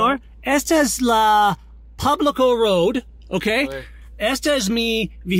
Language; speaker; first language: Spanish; non-native, learner; English